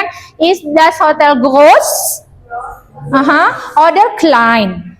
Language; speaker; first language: German; non-native, learner; Indonesian